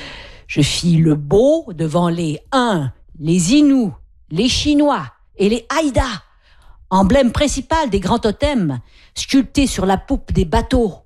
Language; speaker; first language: French; native; French